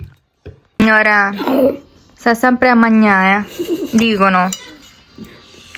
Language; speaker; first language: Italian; non-native, fluent; Filipino